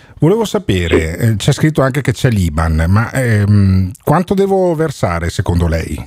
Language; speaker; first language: Italian; native; Italian